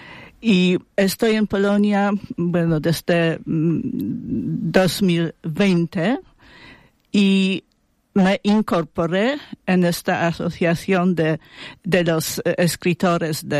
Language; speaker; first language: Spanish; non-native, fluent; Polish